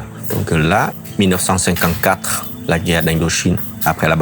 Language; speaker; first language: French; non-native, fluent; Vietnamese